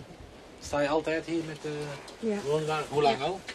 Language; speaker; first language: Dutch; native; Dutch